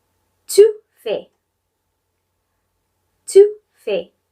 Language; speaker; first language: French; non-native, fluent; English